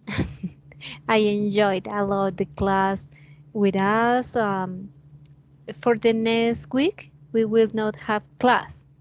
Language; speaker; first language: English; non-native, learner; Spanish